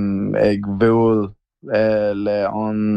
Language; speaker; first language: Irish; non-native, learner; English